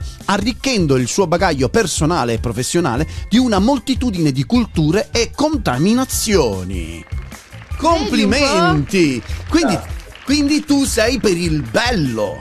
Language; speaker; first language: Italian; native; Italian